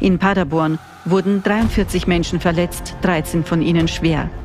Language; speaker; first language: German; native; German